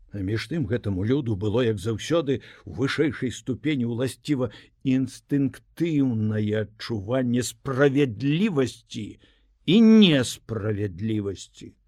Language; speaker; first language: Belarusian; native; Belarusian